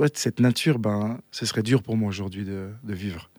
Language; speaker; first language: French; native; French